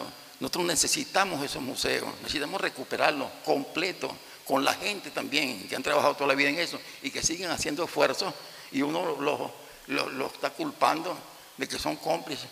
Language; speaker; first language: Spanish; native; Spanish